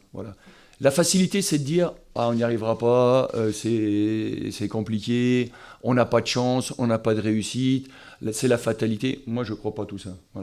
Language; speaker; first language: French; native; French